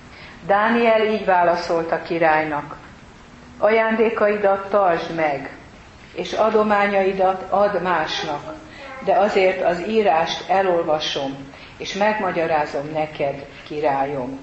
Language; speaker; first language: Hungarian; native; Hungarian